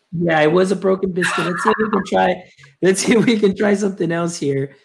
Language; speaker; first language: English; early bilingual, other home language; Spanish